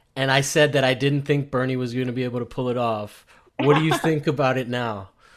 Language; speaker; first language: English; early bilingual, other home language; Spanish